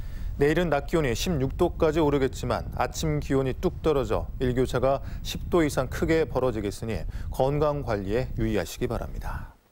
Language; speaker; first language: Korean; native; Korean